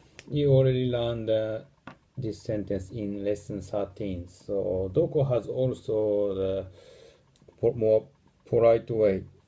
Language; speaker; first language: English; non-native, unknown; Japanese